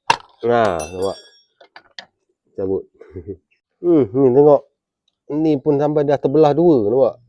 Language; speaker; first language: Malay; native; Malay